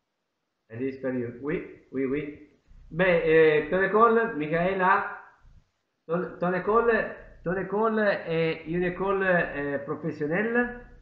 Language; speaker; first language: French; non-native, learner; Italian